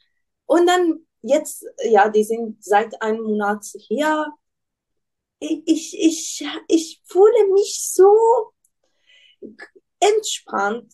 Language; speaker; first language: German; non-native, learner; Persian